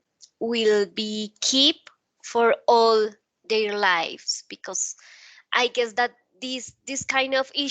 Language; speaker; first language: English; non-native, learner; Spanish